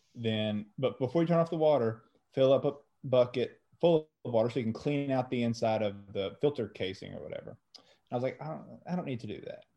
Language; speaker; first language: English; early bilingual, other home language; French